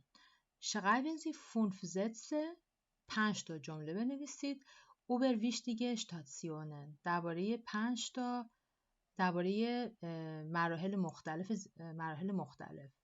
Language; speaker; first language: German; non-native, fluent; Persian